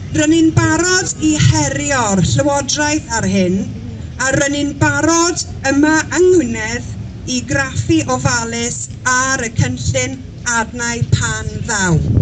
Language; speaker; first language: Welsh; non-native, local second language; English